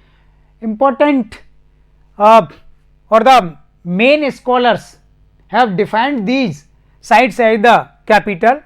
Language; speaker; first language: English; non-native, local second language; Hindi